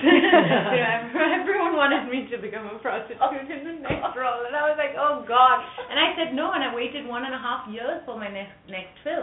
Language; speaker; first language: English; non-native, local second language; French